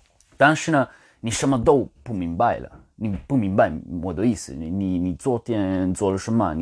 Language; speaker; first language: Chinese; non-native, learner; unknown